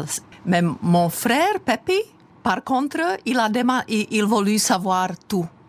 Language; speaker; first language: French; non-native, fluent; Czech